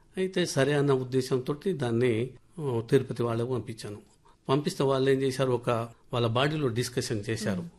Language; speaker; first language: Telugu; non-native, local second language; Lambadi